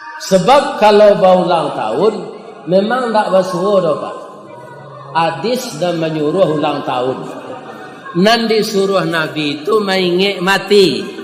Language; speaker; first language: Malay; non-native, local second language; Minangkabau